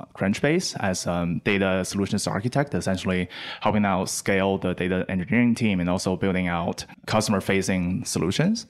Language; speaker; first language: English; non-native, fluent; Chinese